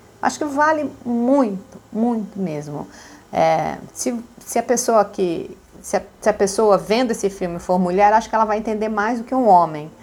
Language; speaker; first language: Portuguese; native; Portuguese